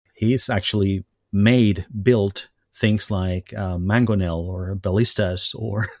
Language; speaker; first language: English; non-native, fluent; Spanish